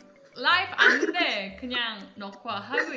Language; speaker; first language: Korean; non-native, learner; Indonesian